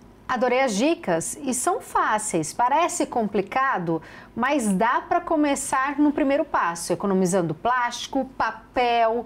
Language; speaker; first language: Portuguese; native; Portuguese